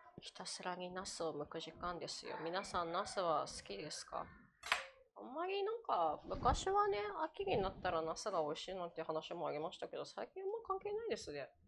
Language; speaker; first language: Japanese; native; Japanese